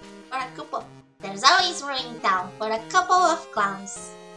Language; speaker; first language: English; non-native, fluent; Portuguese